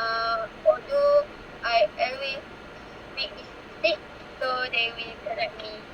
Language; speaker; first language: English; non-native, local second language; Malay